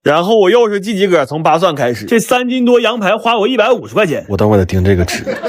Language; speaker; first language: Chinese; native; Chinese